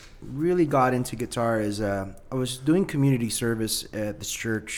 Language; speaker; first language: English; non-native, local second language; Filipino